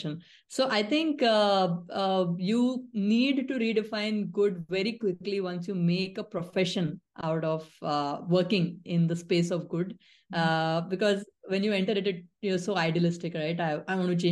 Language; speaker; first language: English; non-native, local second language; Marathi